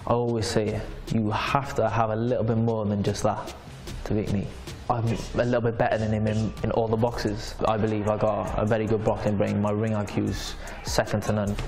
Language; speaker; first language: English; native; English